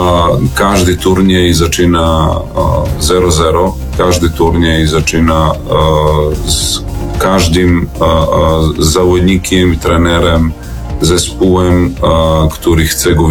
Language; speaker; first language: Polish; non-native, fluent; Serbian